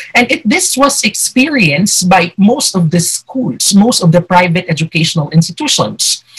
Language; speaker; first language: English; non-native, local second language; Hiligaynon